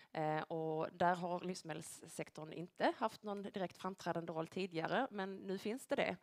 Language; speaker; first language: Swedish; native; Swedish